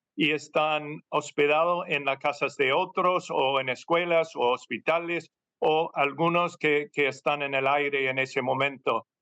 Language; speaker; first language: Spanish; non-native, fluent; English